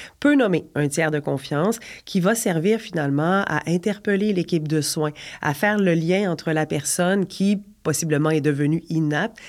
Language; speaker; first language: French; native; French